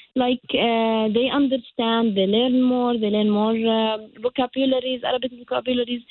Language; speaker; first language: English; non-native, fluent; Arabic